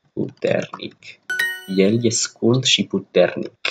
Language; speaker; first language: Romanian; non-native, learner; English